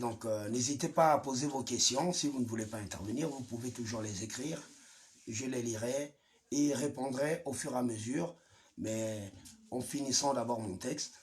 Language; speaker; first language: French; non-native, local second language; Lingala